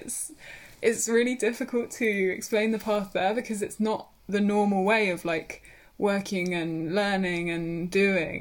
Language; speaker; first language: English; native; English